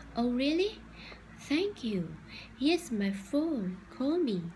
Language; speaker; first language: English; non-native, learner; Vietnamese